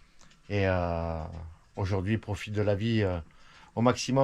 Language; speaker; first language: French; native; French